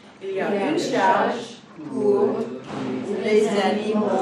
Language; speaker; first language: French; non-native, fluent; English